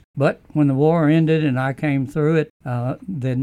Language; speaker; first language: English; native; English